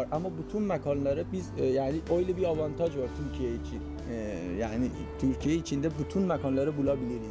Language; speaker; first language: Turkish; non-native, fluent; Persian